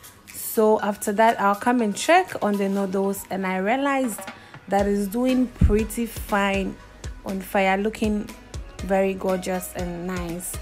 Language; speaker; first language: English; non-native, local second language; Akan